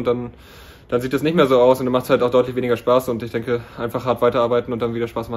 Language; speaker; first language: German; native; German